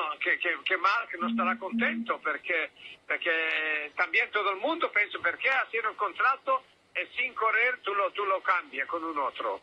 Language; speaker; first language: Spanish; non-native, learner; Italian